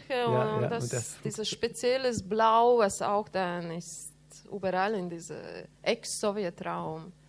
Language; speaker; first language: German; non-native, learner; Latvian